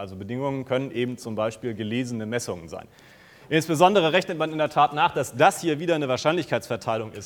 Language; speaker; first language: German; native; German